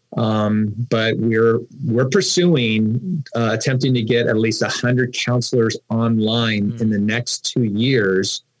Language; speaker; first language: English; native; English